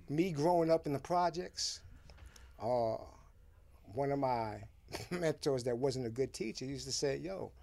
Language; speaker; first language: English; early bilingual, other home language; Haitian Creole